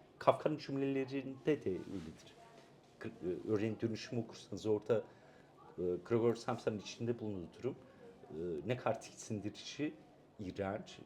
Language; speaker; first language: Turkish; non-native, local second language; Kurdish